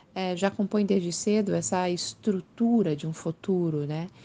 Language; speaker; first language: Portuguese; native; Portuguese